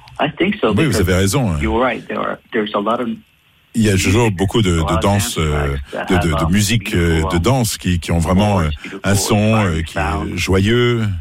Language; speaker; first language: French; non-native, fluent; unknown